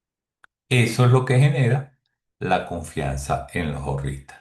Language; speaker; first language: Spanish; native; Spanish